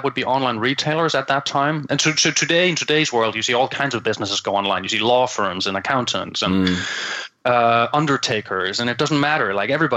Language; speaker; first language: English; non-native, fluent; Danish